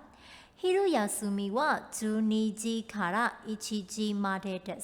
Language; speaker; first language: Japanese; non-native, fluent; Burmese